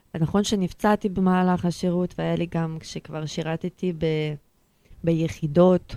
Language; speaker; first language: Hebrew; early bilingual, other home language; Russian